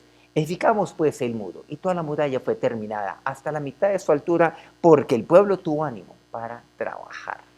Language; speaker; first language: Spanish; native; Spanish